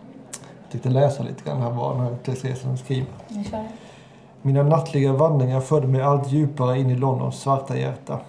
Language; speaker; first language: Swedish; native; Swedish